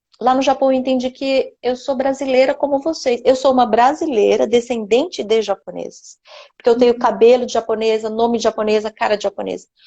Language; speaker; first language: Portuguese; non-native, local second language; Japanese